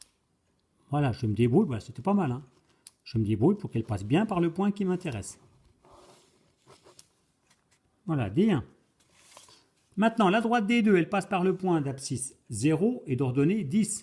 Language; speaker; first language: French; native; French